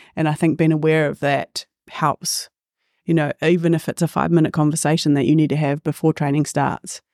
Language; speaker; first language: English; native; English